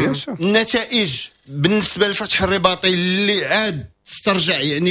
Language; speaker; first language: Arabic; native; Arabic